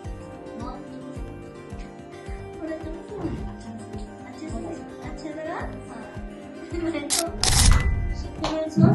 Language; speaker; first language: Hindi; non-native, local second language; Bangla